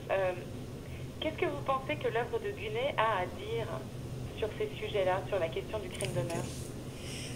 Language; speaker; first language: French; native; French